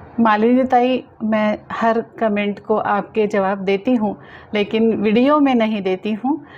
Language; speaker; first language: Hindi; non-native, local second language; Marathi